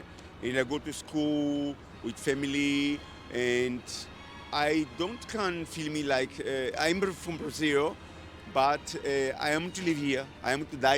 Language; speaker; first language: English; non-native, learner; Portuguese